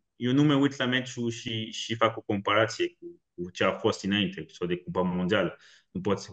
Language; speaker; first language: Romanian; non-native, fluent; French